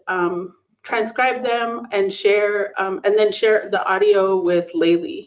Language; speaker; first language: English; native; English